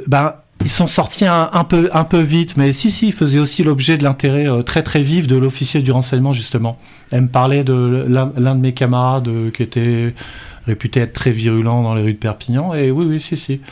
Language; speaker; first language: French; native; French